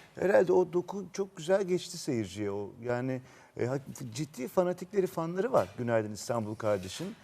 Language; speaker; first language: Turkish; native; Turkish